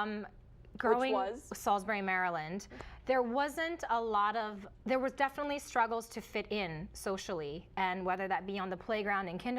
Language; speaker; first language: English; early bilingual, other home language; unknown